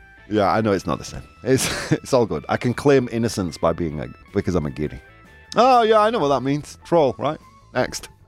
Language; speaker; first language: English; native; English